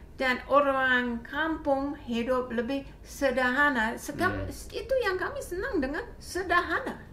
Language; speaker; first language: Indonesian; non-native, fluent; English